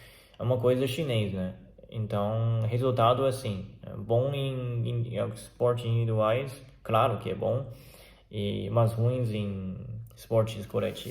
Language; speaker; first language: Portuguese; non-native, learner; Chinese